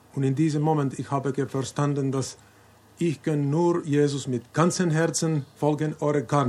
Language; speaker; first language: German; non-native, learner; Finnish